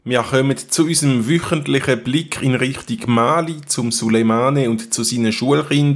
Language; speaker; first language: German; native; German